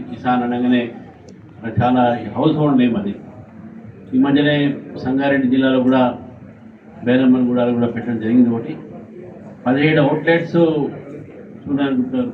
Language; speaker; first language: Telugu; native; Telugu